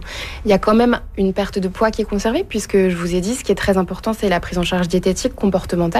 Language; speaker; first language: French; native; French